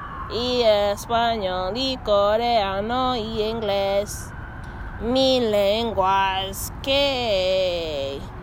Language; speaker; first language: Spanish; non-native, learner; English